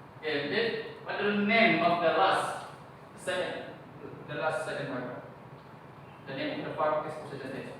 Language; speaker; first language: English; non-native, learner; Indonesian